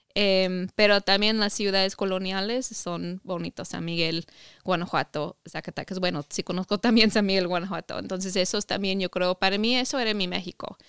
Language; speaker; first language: Spanish; non-native, fluent; English